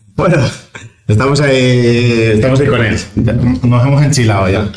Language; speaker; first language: Spanish; native; Spanish